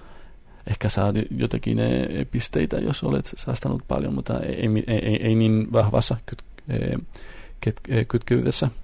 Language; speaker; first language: Finnish; non-native, fluent; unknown